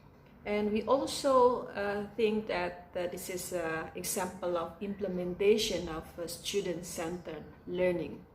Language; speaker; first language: English; non-native, fluent; Indonesian